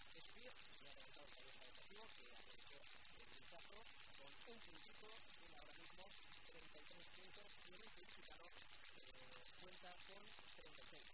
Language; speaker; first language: Spanish; native; Spanish